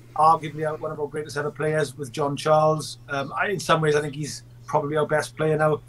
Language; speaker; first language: English; native; English